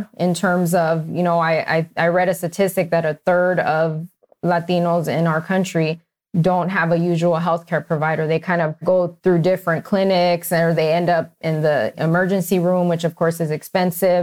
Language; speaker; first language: English; native; English